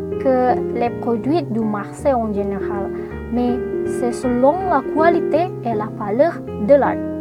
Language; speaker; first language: French; non-native, learner; Indonesian